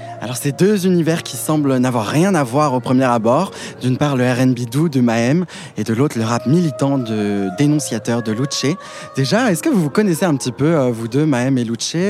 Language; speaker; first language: French; native; French